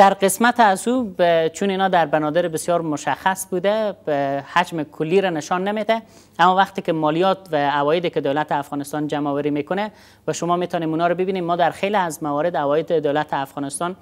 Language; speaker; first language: Persian; native; Persian